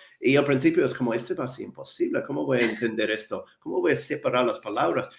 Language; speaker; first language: Spanish; non-native, fluent; English